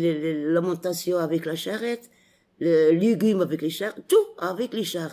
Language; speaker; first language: French; non-native, local second language; Arabic